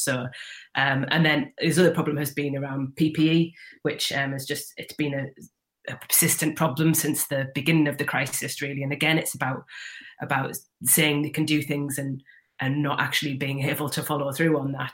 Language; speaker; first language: English; native; English